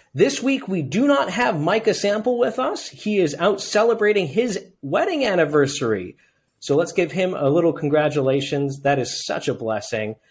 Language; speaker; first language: English; native; English